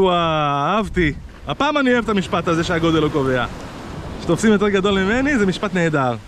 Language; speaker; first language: Hebrew; native; Hebrew